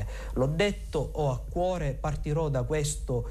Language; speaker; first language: Italian; native; Italian